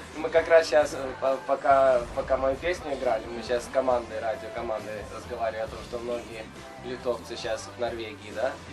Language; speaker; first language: Russian; early bilingual, heritage; Russian